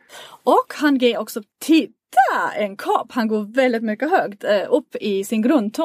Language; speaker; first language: Swedish; non-native, fluent; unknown